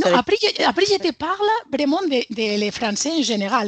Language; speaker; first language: French; non-native, fluent; Spanish